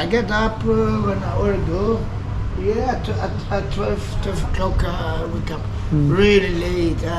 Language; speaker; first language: English; non-native, learner; Italian